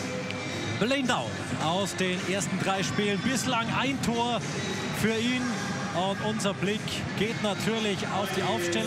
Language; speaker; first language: German; native; German